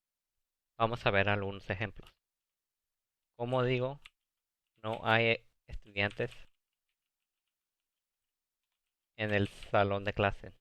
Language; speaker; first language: Spanish; early bilingual, heritage; Spanish